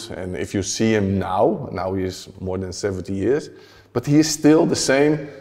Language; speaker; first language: English; non-native, fluent; Dutch